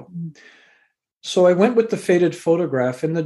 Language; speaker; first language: English; native; English